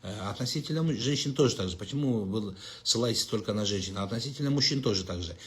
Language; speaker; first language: Russian; non-native, local second language; Kazakh